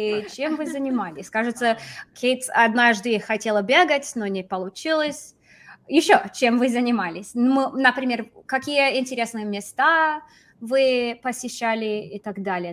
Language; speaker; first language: Russian; non-native, fluent; English